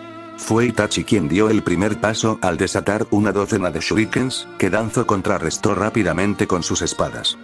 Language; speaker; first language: Spanish; native; Spanish